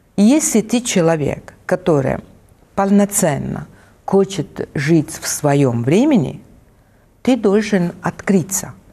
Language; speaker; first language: Russian; non-native, fluent; Italian